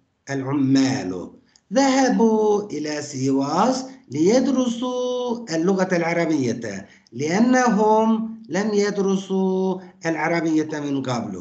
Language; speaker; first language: Arabic; non-native, fluent; Turkish